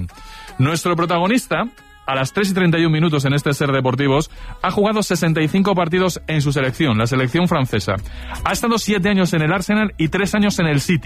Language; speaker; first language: Spanish; native; Spanish